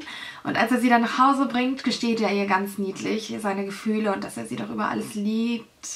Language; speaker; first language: German; native; German